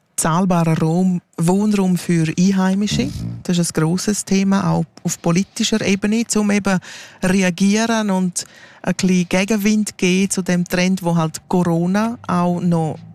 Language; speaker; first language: German; non-native, local second language; Romansh